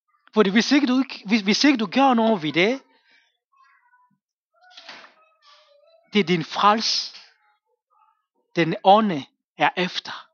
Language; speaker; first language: Danish; non-native, fluent; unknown